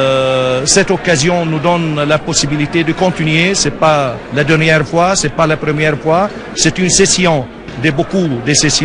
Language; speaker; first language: French; non-native, fluent; Arabic